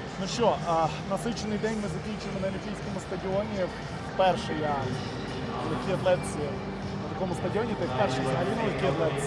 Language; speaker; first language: Ukrainian; native; Ukrainian